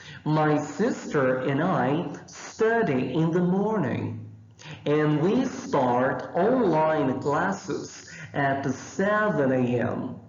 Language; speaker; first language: English; non-native, fluent; Portuguese